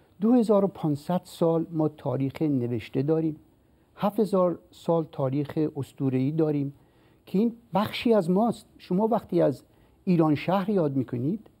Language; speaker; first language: Persian; native; Persian